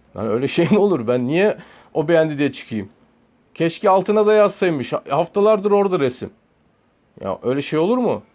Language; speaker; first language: Turkish; early bilingual, heritage; Turkish